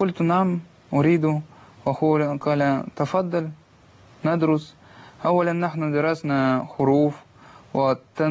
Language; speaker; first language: Arabic; non-native, learner; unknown